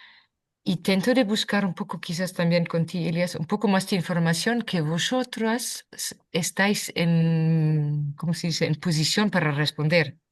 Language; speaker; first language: Spanish; non-native, fluent; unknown